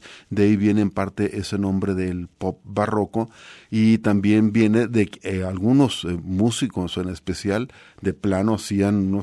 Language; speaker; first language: Spanish; native; Spanish